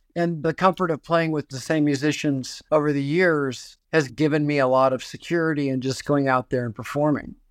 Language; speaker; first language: English; native; English